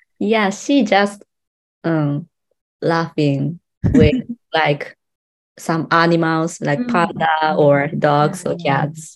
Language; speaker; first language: English; non-native, learner; Japanese